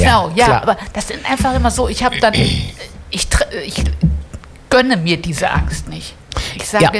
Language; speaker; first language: German; native; German